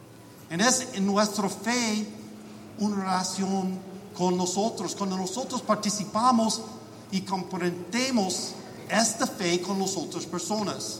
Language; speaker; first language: Spanish; non-native, learner; English